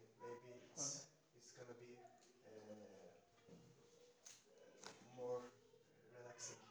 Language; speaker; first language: English; non-native, learner; Turkish